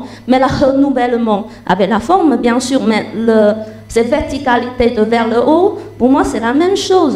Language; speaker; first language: French; non-native, learner; Chinese